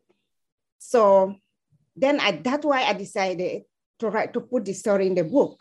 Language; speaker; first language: English; non-native, local second language; Fula